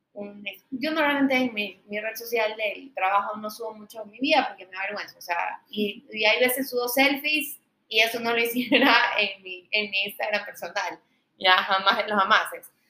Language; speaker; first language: Spanish; native; Spanish